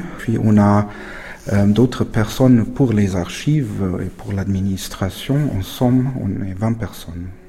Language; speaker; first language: French; non-native, fluent; German